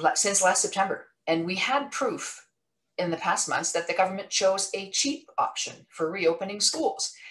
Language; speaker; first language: English; non-native, local second language; French